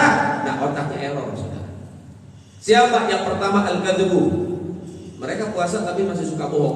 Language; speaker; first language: Indonesian; native; Indonesian